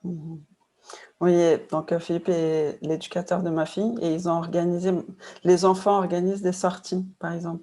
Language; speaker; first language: French; non-native, fluent; Portuguese